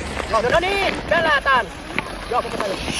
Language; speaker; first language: Finnish; non-native, learner; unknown